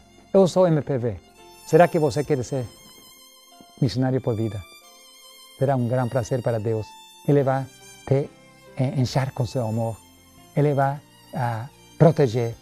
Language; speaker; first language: Portuguese; non-native, learner; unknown